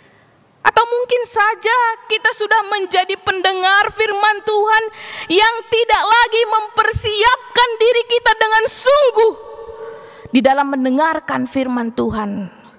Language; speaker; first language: Indonesian; native; Indonesian